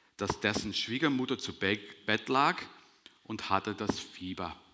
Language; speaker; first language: German; non-native, fluent; English